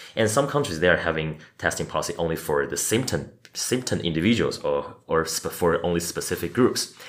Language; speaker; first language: English; non-native, fluent; Chinese